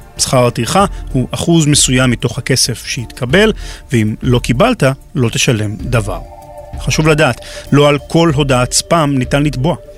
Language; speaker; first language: Hebrew; native; Hebrew